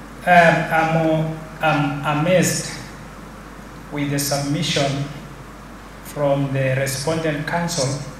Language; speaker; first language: English; non-native, local second language; Swahili